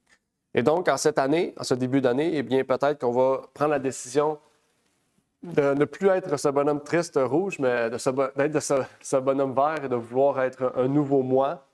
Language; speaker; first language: French; native; French